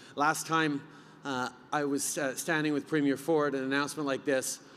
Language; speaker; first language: English; early bilingual, other home language; French